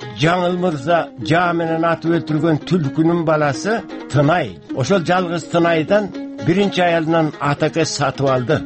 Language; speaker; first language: Kyrgyz; native; Kyrgyz